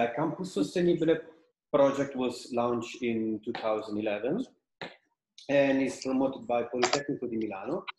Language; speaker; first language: English; non-native, fluent; Italian